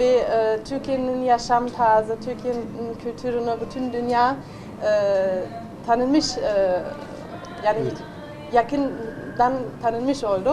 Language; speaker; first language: Turkish; non-native, fluent; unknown